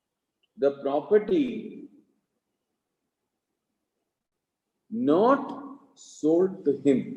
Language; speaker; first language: English; non-native, local second language; Malayalam